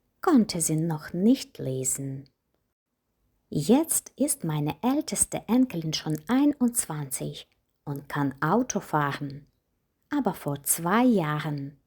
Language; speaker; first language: German; non-native, fluent; Ukrainian